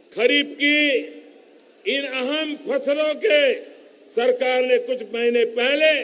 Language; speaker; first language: Hindi; non-native, local second language; Gujarati